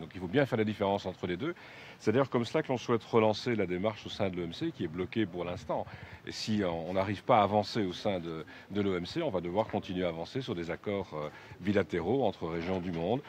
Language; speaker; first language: French; native; French